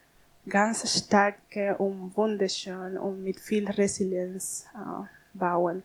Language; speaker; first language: German; non-native, learner; Spanish